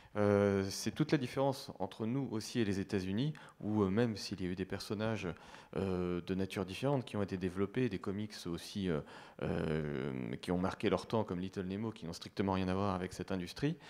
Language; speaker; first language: French; native; French